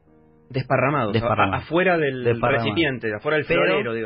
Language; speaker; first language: Spanish; native; Spanish